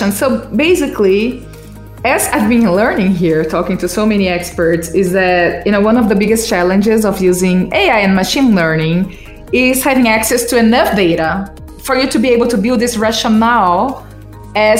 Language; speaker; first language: English; non-native, fluent; Portuguese